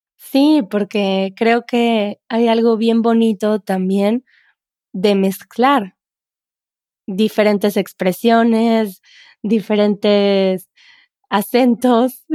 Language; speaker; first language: Spanish; native; Spanish